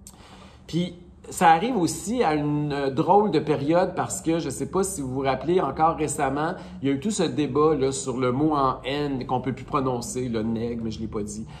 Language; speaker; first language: French; native; French